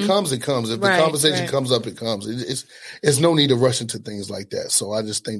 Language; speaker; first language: English; native; English